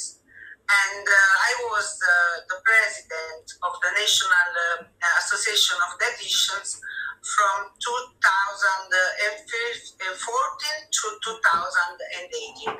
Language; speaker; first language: English; non-native, fluent; Italian